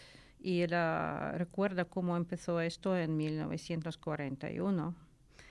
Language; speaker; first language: Spanish; non-native, learner; Ukrainian